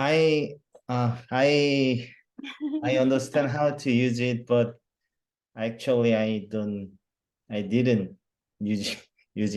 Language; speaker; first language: English; non-native, learner; Korean